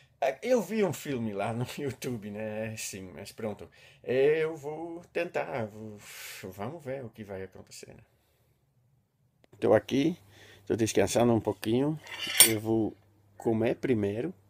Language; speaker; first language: Portuguese; non-native, learner; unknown